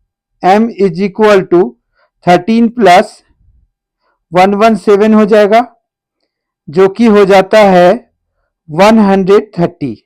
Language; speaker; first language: Hindi; native; Hindi